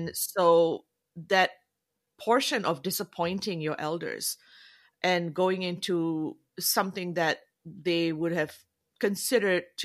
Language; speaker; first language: English; non-native, local second language; Tamil